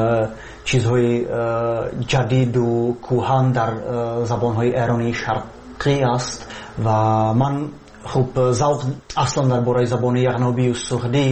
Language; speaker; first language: Tajik; non-native, fluent; Czech